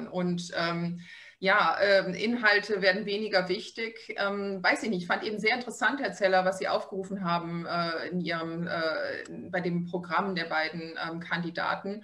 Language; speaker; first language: German; native; German